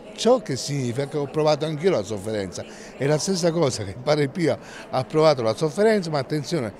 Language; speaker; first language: Italian; native; Italian